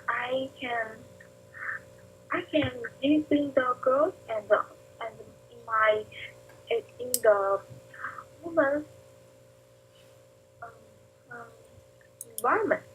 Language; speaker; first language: English; non-native, learner; Chinese